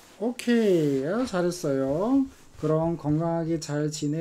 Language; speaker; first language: Korean; native; Korean